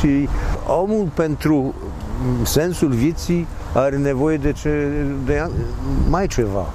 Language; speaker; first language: Romanian; non-native, fluent; Polish